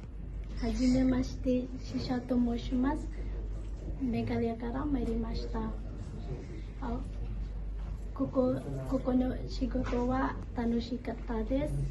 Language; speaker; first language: Japanese; non-native, learner; Khasi